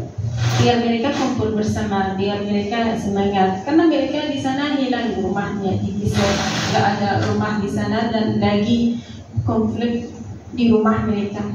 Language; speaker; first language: Indonesian; non-native, fluent; Arabic